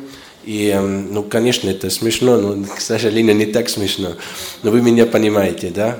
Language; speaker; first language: Russian; non-native, fluent; German